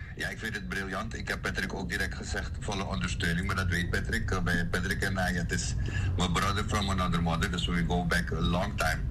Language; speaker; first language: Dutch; native; Dutch